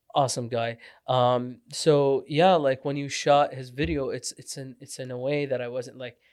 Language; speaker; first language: English; non-native, fluent; Arabic